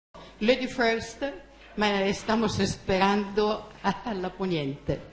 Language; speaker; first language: Spanish; non-native, fluent; Italian